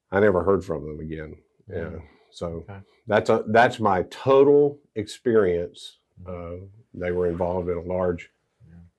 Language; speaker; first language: English; native; English